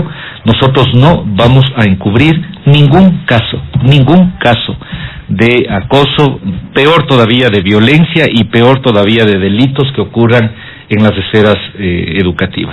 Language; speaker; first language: Spanish; native; Spanish